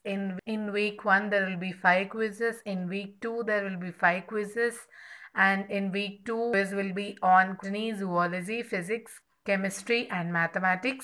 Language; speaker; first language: English; non-native, local second language; Telugu